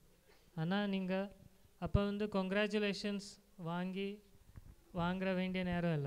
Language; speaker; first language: Tamil; non-native, fluent; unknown